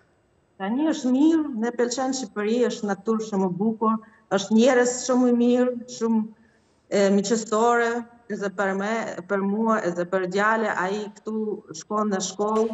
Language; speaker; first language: Albanian; non-native, learner; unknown